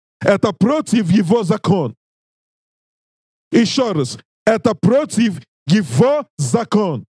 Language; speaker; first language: Russian; non-native, learner; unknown